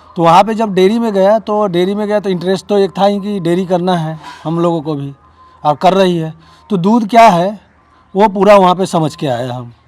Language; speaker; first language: Hindi; native; Hindi